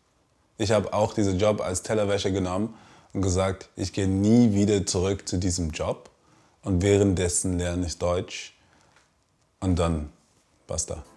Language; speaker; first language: German; non-native, fluent; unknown